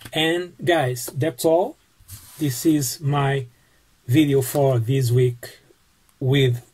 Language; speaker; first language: English; non-native, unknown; Portuguese